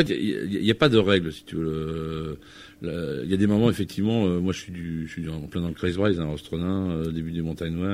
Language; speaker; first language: French; native; French